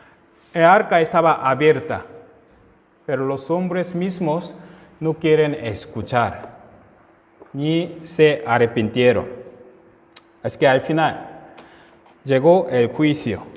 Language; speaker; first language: Spanish; non-native, fluent; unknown